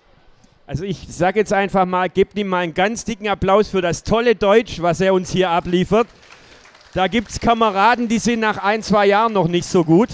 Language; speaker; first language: German; native; German